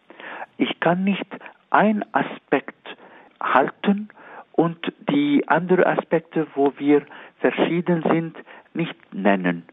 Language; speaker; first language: German; non-native, fluent; Arabic